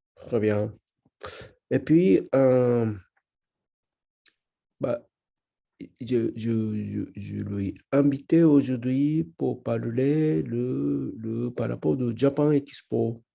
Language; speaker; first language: French; non-native, learner; Japanese